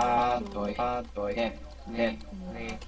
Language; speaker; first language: Vietnamese; non-native, learner; Chinese